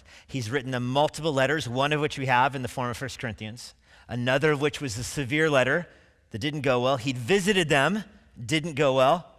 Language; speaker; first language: English; native; English